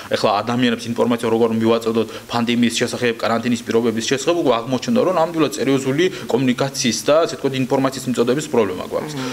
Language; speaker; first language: Georgian; non-native, local second language; Azerbaijani